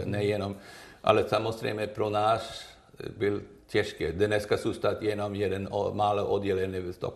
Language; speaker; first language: Czech; non-native, learner; Swedish